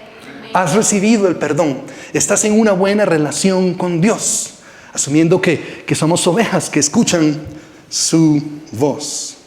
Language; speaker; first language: Spanish; native; Spanish